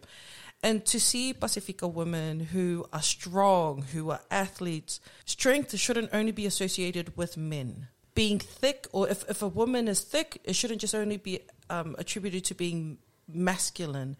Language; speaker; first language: English; native; English